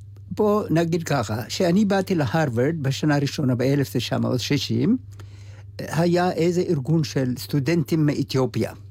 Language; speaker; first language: Hebrew; non-native, fluent; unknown